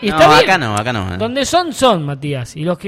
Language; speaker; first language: Spanish; native; Spanish